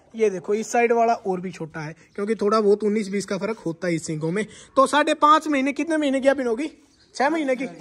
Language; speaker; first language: Hindi; native; Hindi